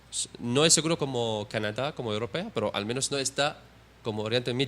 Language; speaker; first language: Spanish; non-native, learner; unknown